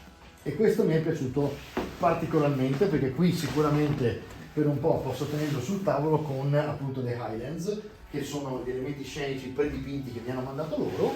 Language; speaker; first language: Italian; native; Italian